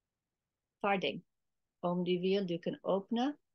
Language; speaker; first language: Swedish; non-native, learner; English